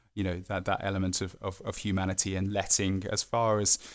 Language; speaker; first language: English; native; English